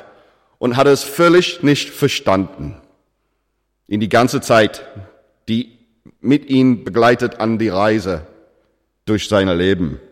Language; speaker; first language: German; non-native, fluent; English